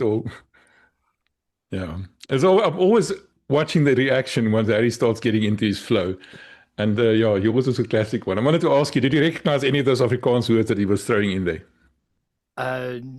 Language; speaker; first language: English; non-native, local second language; Afrikaans